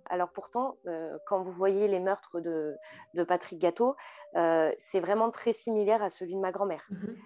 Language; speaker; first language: French; native; French